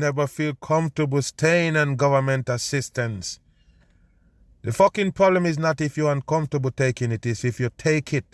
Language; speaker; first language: English; native; English